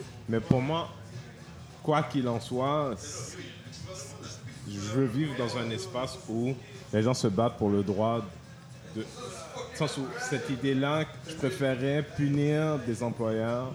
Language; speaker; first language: French; native; French